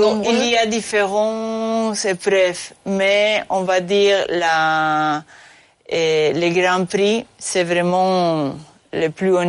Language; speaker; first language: French; non-native, fluent; Spanish